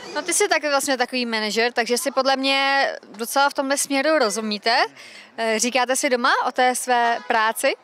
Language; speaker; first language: Czech; native; Czech